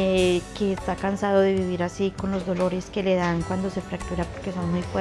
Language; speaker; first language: Spanish; native; Spanish